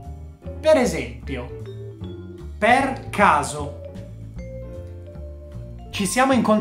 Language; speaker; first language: Italian; non-native, fluent; Japanese